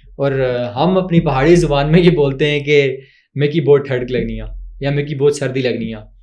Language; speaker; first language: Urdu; non-native, local second language; Pahari-Potwari